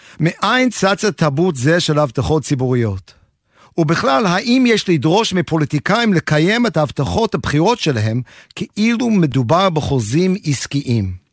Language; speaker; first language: Hebrew; non-native, fluent; English